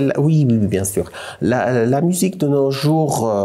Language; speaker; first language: French; non-native, fluent; Armenian